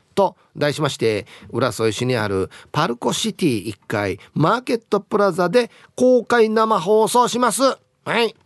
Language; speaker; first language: Japanese; native; Japanese